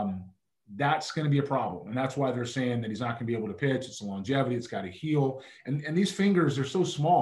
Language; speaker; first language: English; native; English